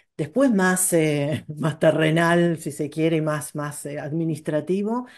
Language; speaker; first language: Spanish; native; Spanish